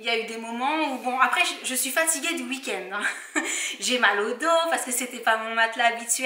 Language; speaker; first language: French; native; French